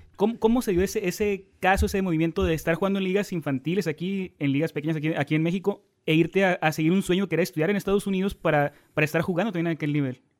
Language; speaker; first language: Spanish; native; Spanish